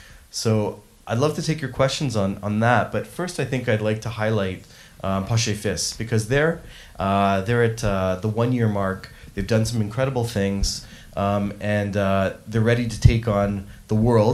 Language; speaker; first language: English; native; English